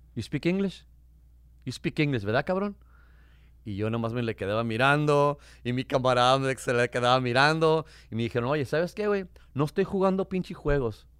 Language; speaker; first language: Spanish; native; Spanish